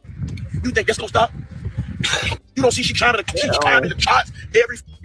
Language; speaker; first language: English; native; English